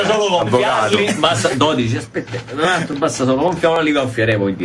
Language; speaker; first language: Italian; native; Italian